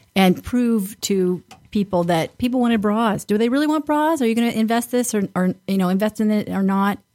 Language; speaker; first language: English; native; English